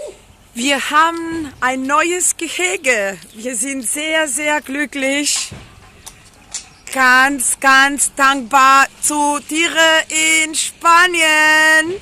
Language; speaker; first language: German; non-native, learner; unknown